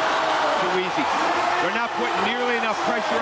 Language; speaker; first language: English; native; English